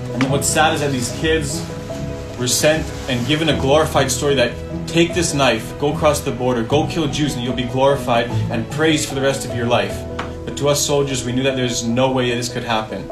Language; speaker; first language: English; native; English